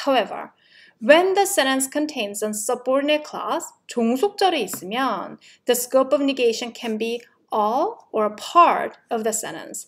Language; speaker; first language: English; non-native, fluent; Korean